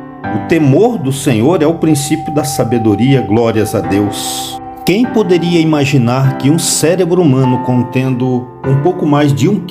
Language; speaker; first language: Portuguese; native; Portuguese